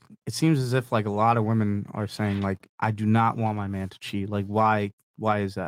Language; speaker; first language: English; native; English